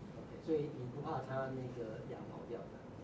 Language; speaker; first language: Chinese; native; Chinese